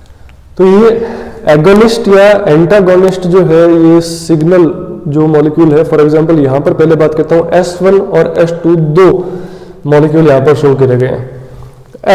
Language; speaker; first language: Hindi; native; Hindi